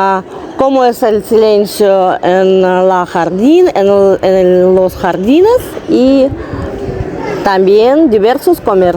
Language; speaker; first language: Spanish; non-native, learner; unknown